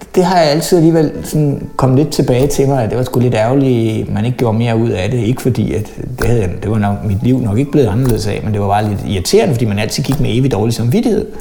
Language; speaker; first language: Danish; native; Danish